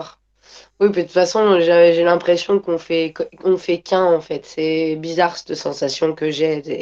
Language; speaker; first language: French; native; French